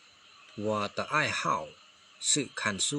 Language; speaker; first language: Chinese; non-native, fluent; Khmer